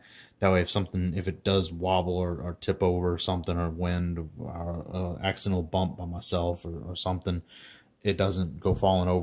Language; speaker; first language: English; native; English